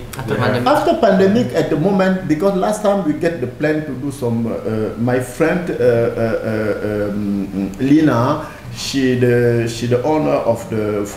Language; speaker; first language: English; non-native, fluent; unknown